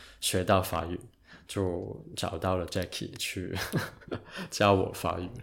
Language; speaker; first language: Chinese; non-native, local second language; Cantonese